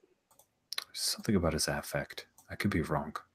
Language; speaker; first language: English; native; English